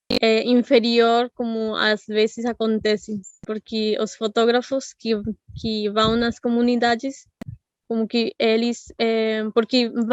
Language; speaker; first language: Portuguese; non-native, fluent; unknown